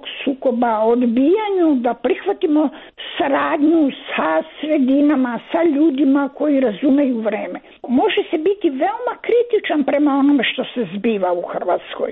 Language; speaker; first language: Croatian; native; Croatian